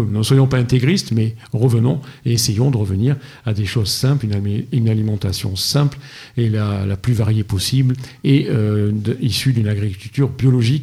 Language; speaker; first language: French; native; French